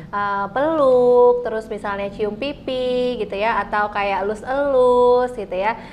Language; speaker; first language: Indonesian; native; Indonesian